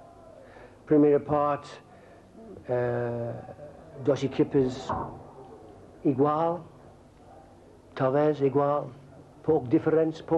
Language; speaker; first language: Portuguese; non-native, learner; English